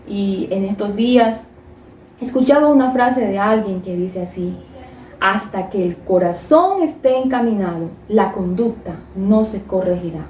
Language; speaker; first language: Spanish; native; Spanish